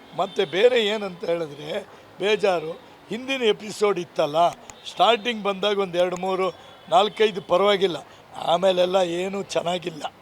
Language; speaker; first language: Kannada; native; Kannada